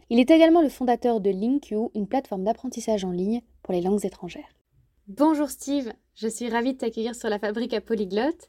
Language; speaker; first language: French; native; French